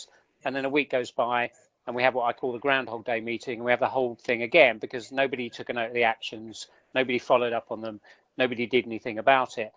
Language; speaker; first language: English; native; English